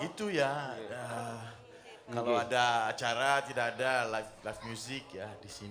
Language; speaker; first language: Indonesian; non-native, fluent; French